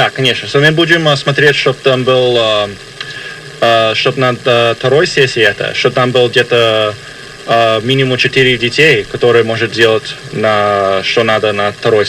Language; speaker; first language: Russian; early bilingual, heritage; Russian